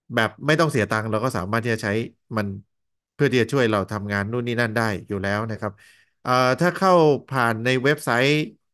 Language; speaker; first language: Thai; native; Thai